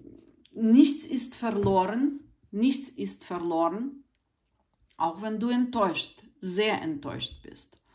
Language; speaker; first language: German; non-native, fluent; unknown